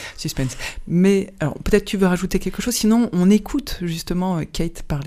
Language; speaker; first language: French; native; French